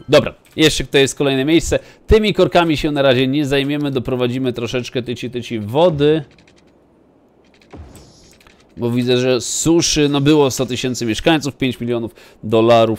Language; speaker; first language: Polish; native; Polish